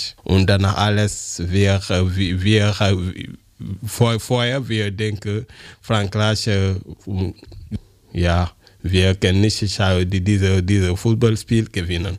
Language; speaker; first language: German; non-native, learner; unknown